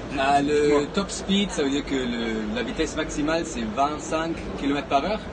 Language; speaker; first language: French; non-native, fluent; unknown